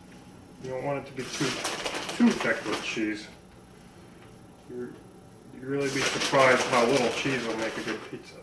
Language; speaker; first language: English; native; English